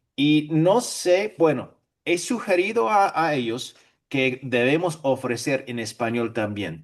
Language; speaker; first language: Spanish; non-native, fluent; English